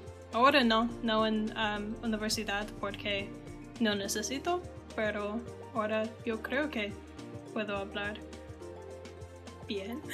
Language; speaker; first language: Spanish; non-native, learner; English